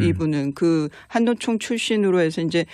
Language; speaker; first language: Korean; native; Korean